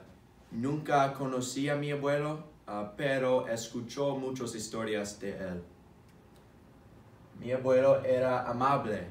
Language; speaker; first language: Spanish; non-native, learner; English